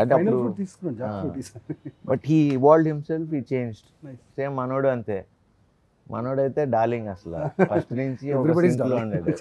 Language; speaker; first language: Telugu; native; Telugu